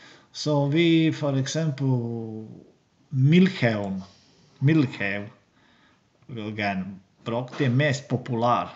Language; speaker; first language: Swedish; non-native, learner; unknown